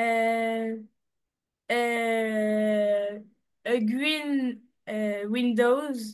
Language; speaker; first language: English; non-native, learner; French